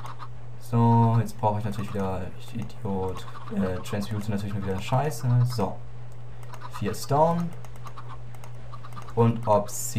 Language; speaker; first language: German; native; German